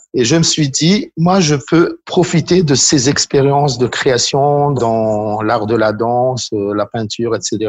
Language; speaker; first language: French; non-native, local second language; Malagasy